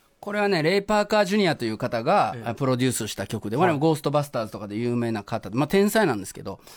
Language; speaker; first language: Japanese; native; Japanese